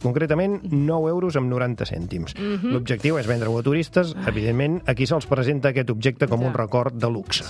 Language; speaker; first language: Catalan; native; Catalan